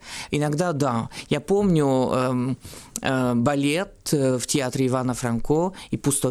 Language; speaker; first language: Russian; non-native, fluent; French